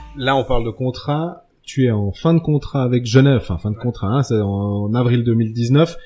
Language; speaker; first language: French; native; French